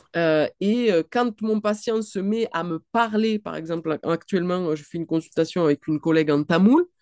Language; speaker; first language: French; native; French